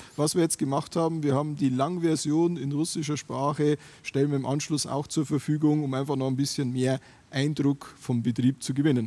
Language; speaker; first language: German; native; German